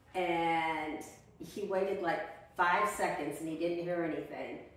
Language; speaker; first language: English; native; English